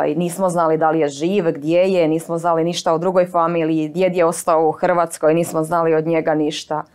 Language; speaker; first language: Croatian; native; Croatian